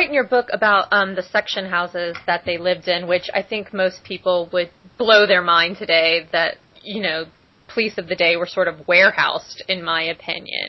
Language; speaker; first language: English; native; English